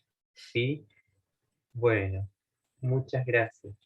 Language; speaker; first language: Spanish; native; Spanish